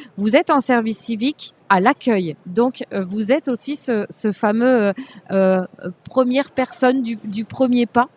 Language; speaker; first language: French; native; French